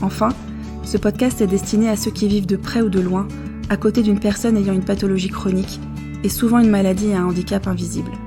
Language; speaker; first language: French; native; French